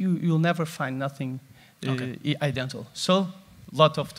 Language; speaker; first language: English; non-native, fluent; Portuguese